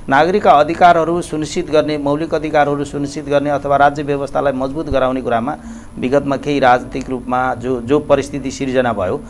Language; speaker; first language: Nepali; native; Nepali